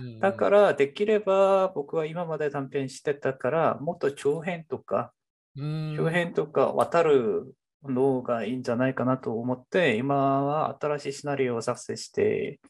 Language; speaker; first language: Japanese; non-native, fluent; Korean